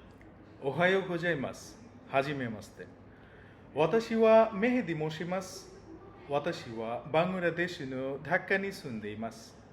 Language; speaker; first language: Japanese; non-native, learner; Bangla